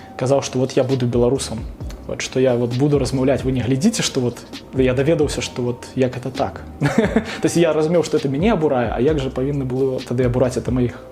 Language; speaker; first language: Belarusian; non-native, local second language; Russian